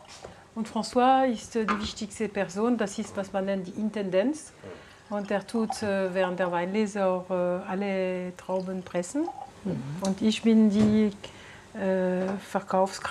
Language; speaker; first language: German; non-native, fluent; French